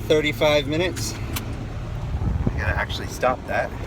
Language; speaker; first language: English; native; English